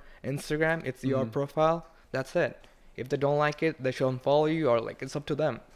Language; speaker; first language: English; non-native, local second language; Bangla